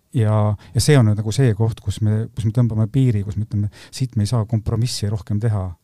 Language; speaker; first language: Estonian; native; Estonian